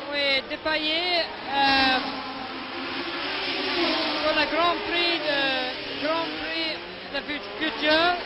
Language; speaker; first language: French; non-native, learner; English